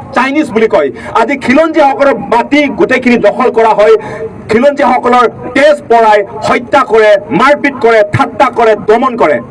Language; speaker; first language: Assamese; non-native, local second language; Karbi